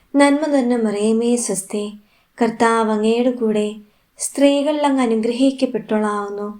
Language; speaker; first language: Malayalam; native; Malayalam